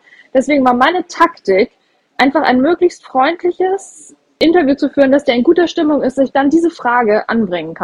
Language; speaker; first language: German; native; German